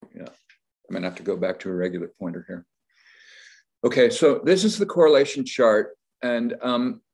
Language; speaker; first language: English; native; English